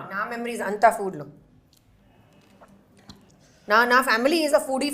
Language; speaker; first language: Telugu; non-native, learner; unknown